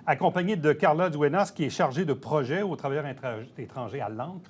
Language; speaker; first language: French; native; French